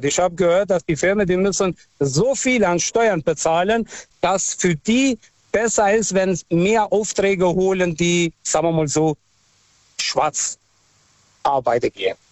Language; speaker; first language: German; early bilingual, other home language; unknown